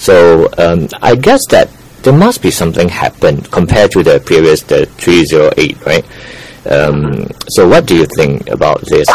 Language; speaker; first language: English; non-native, local second language; Chinese